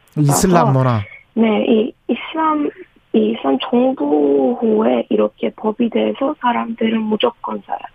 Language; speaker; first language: Korean; non-native, fluent; Persian